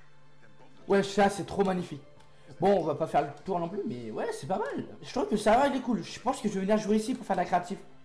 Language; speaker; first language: French; native; French